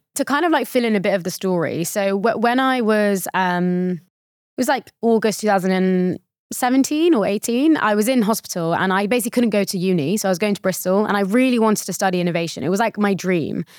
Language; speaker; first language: English; early bilingual, other home language; Swahili